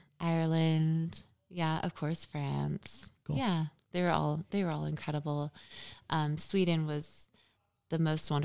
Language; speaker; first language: English; native; English